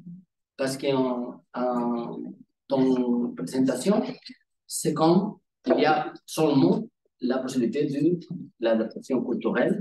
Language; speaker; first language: French; non-native, learner; Spanish